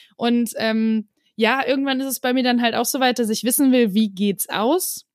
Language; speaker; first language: German; native; German